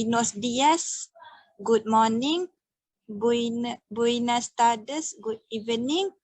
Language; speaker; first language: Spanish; non-native, learner; Malay